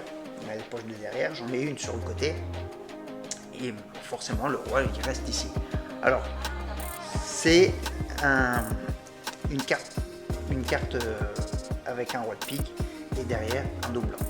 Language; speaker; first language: French; native; French